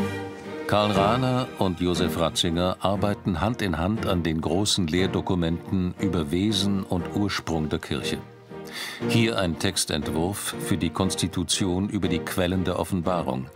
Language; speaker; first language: German; native; German